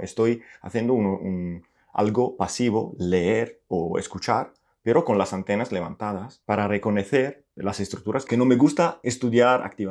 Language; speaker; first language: Spanish; non-native, fluent; Italian